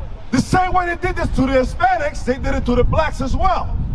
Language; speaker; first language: English; early bilingual, other home language; Spanish